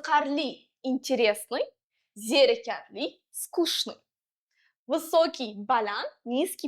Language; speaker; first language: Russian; non-native, local second language; Uzbek